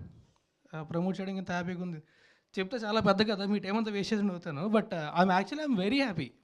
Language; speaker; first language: Telugu; native; Telugu